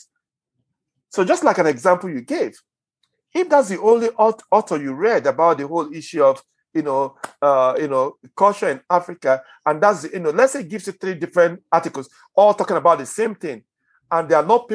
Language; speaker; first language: English; non-native, local second language; Igbo